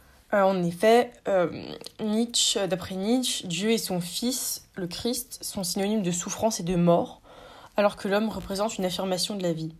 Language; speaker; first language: French; native; French